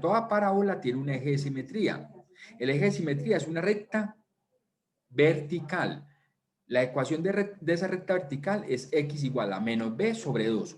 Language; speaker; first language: Spanish; native; Spanish